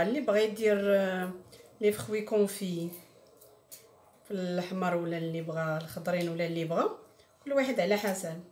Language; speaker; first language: Arabic; native; Arabic